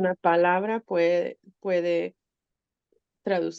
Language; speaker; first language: Spanish; early bilingual, heritage; Spanish